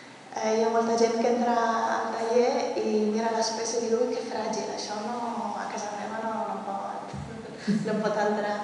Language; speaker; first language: Catalan; early bilingual, heritage; Catalan